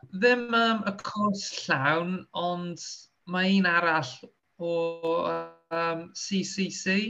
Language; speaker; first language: Welsh; non-native, local second language; English